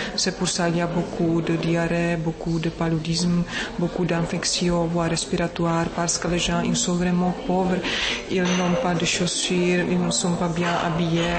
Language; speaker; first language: French; non-native, learner; Czech